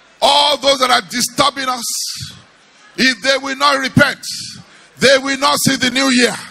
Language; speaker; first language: English; non-native, local second language; Yoruba